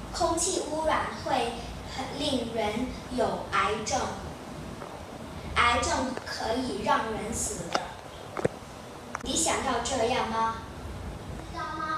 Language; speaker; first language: Chinese; non-native, local second language; Cantonese